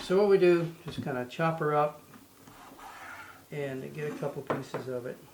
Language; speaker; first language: English; native; English